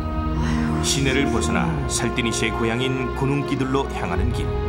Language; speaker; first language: Korean; native; Korean